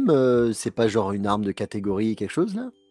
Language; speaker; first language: French; native; French